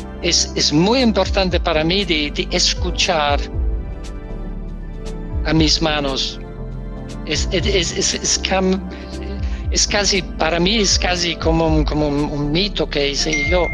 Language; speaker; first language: Spanish; non-native, learner; Danish